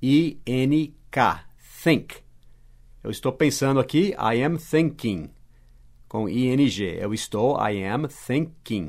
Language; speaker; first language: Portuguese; non-native, fluent; English